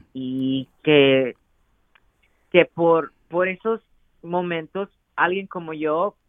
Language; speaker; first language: Spanish; early bilingual, heritage; Spanish